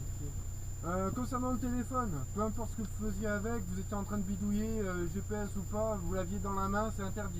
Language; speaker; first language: French; native; French